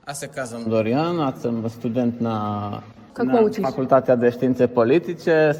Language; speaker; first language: Bulgarian; non-native, learner; Romanian